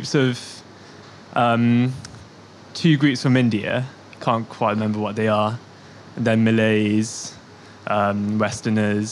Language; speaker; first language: English; native; English